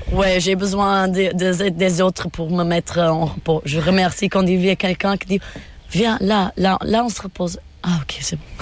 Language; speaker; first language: French; non-native, fluent; Portuguese